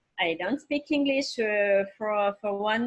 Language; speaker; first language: English; non-native, learner; French